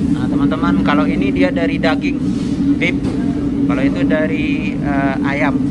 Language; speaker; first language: Indonesian; native; Indonesian